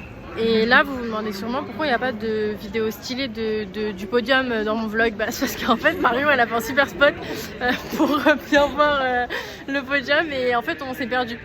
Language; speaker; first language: French; native; French